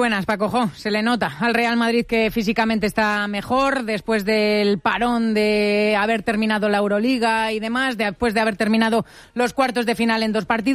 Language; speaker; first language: Spanish; native; Spanish